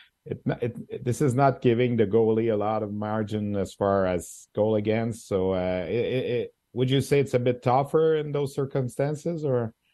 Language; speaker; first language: English; non-native, fluent; French